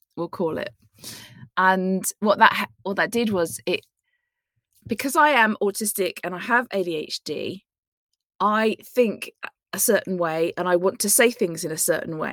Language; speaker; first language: English; native; English